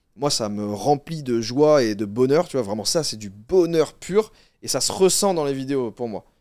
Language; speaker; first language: French; native; French